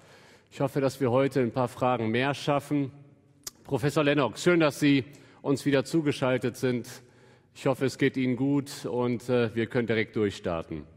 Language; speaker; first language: German; native; German